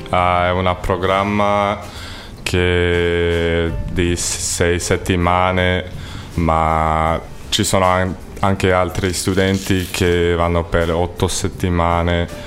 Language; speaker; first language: Italian; non-native, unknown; English